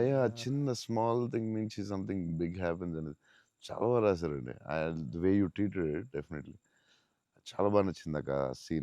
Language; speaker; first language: Telugu; native; Telugu